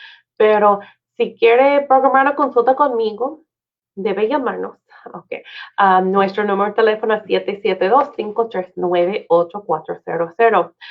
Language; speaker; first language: Spanish; non-native, fluent; English